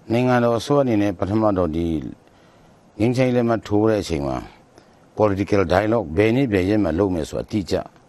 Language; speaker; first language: Burmese; non-native, local second language; Tedim Chin